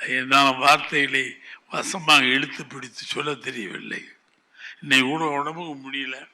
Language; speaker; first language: Tamil; native; Tamil